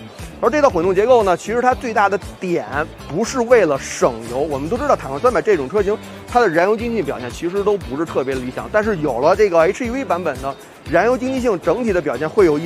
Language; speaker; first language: Chinese; native; Chinese